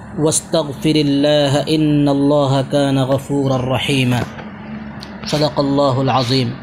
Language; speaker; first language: Urdu; native; Urdu